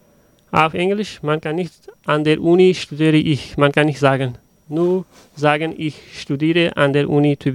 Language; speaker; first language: German; non-native, learner; Uzbek